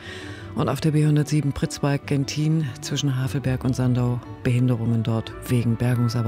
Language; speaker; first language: German; native; German